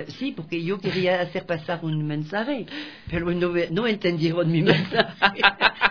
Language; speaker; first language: Spanish; non-native, fluent; French